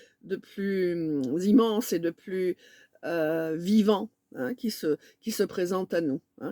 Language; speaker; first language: French; native; French